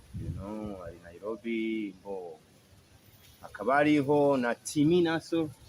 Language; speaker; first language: Rundi; early bilingual, heritage; Rundi